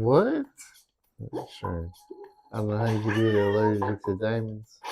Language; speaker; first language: English; native; English